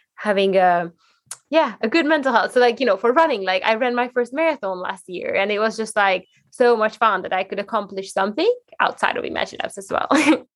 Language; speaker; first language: English; non-native, fluent; Hungarian